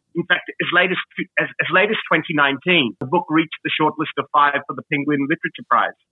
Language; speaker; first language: English; early bilingual, other home language; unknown